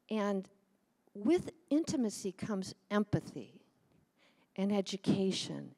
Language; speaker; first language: English; native; English